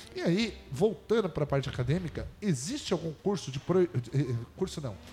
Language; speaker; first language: Portuguese; native; Portuguese